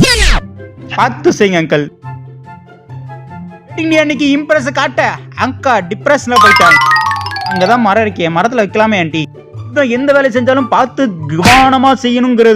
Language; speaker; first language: Tamil; native; Tamil